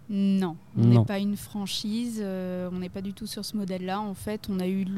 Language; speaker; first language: French; native; French